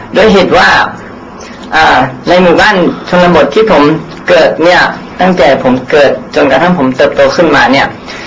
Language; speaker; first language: Thai; non-native, local second language; Akha